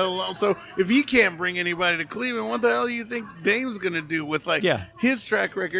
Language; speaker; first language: English; native; English